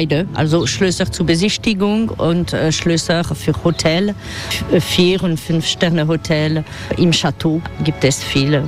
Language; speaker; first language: German; non-native, learner; French